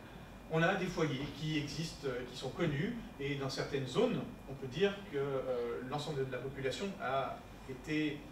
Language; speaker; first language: French; native; French